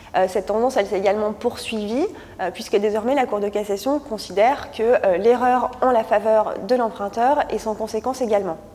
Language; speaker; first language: French; native; French